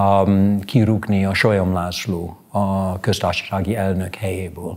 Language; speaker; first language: Hungarian; non-native, fluent; English